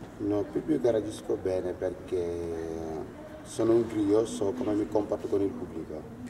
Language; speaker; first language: Italian; non-native, fluent; Wolof